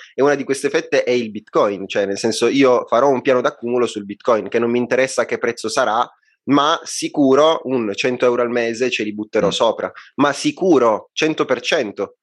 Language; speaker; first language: Italian; native; Italian